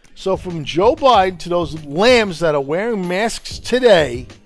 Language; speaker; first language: English; non-native, fluent; Italian